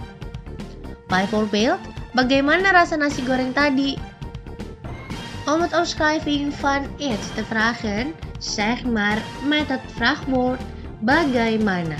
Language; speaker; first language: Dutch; non-native, fluent; Indonesian